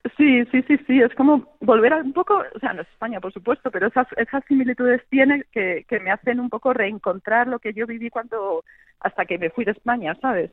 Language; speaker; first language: Spanish; native; Spanish